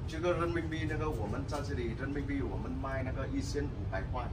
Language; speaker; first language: Chinese; non-native, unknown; Vietnamese